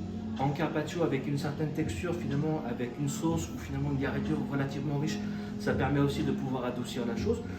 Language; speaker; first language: French; native; French